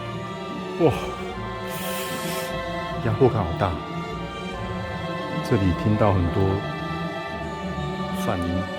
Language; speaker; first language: Chinese; native; Chinese